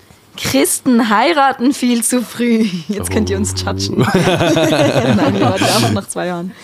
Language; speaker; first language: German; native; German